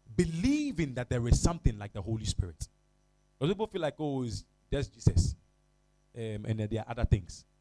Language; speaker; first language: English; non-native, local second language; Ga